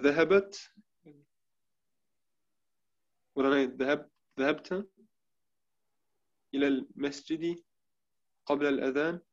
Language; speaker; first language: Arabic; non-native, learner; German